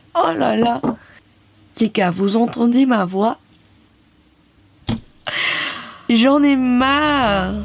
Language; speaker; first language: French; non-native, fluent; English